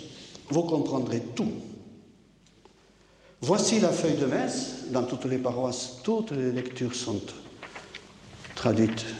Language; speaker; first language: French; native; French